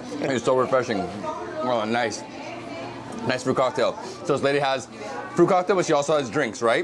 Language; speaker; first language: English; early bilingual, other home language; Spanish